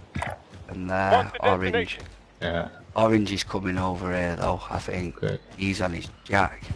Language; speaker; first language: English; native; English